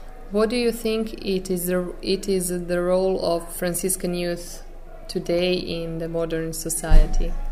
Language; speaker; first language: English; non-native, fluent; Croatian